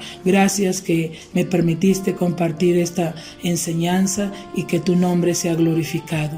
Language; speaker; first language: Spanish; native; Spanish